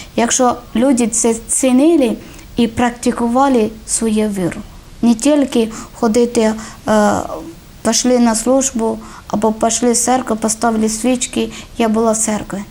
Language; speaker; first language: Ukrainian; non-native, learner; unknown